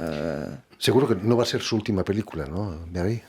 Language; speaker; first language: Spanish; native; Spanish